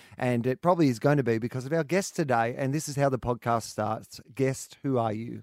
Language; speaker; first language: English; native; English